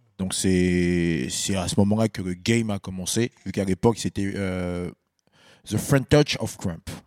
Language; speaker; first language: French; early bilingual, other home language; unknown